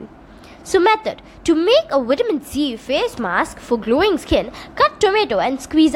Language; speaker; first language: English; non-native, local second language; Tamil